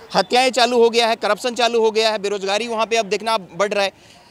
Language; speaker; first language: Hindi; native; Hindi